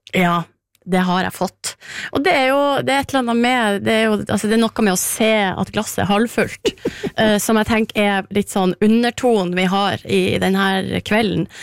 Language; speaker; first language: Norwegian; native; Norwegian